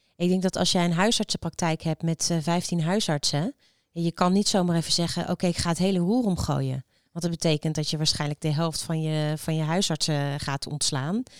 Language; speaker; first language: Dutch; native; Dutch